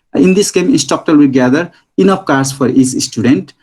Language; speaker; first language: English; non-native, local second language; Nepali